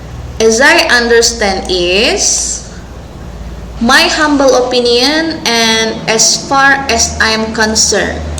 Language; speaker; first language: English; non-native, local second language; Indonesian